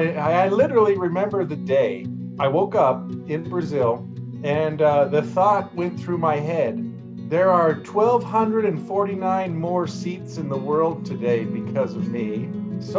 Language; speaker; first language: English; native; English